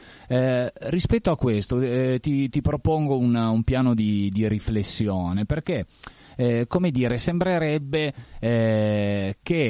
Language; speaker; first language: Italian; native; Italian